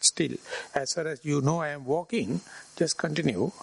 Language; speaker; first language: English; non-native, local second language; Sinhala